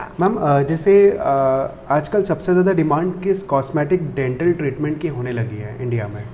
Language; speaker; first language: Hindi; native; Hindi